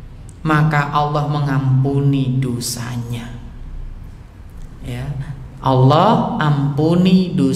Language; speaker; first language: Indonesian; non-native, local second language; Javanese